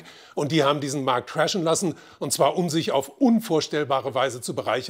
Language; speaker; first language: German; native; German